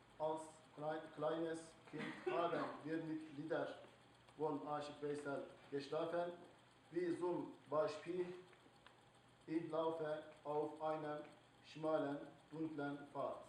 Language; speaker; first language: German; non-native, learner; Turkish